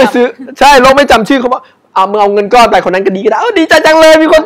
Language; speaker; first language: Thai; native; Thai